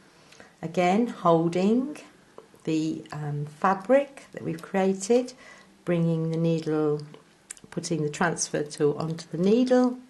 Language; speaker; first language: English; native; English